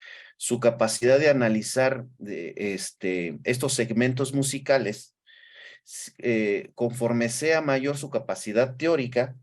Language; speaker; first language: Spanish; native; Spanish